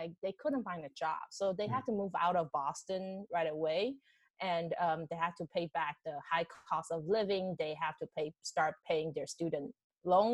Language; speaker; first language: English; non-native, fluent; Chinese